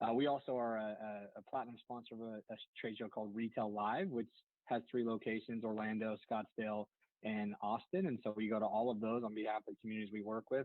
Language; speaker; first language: English; native; English